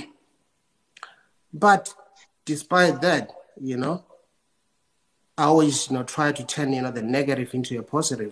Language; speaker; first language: English; non-native, local second language; Venda